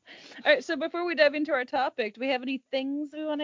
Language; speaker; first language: English; native; English